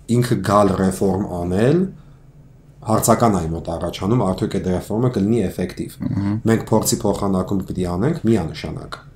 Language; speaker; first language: Armenian; early bilingual, heritage; Armenian